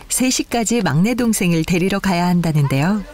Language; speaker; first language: Korean; native; Korean